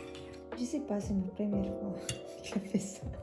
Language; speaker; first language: French; non-native, learner; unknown